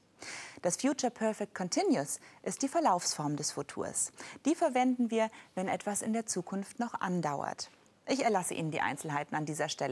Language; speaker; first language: German; native; German